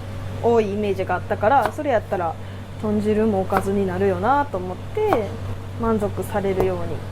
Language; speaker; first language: Japanese; native; Japanese